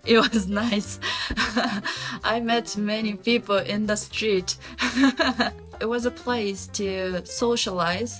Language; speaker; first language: English; non-native, learner; Japanese